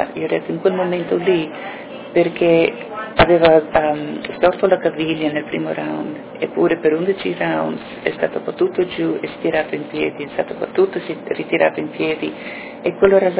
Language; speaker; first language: Italian; early bilingual, heritage; Italian